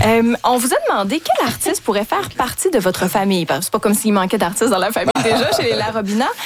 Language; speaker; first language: French; native; French